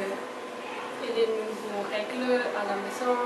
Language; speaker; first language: French; non-native, learner; German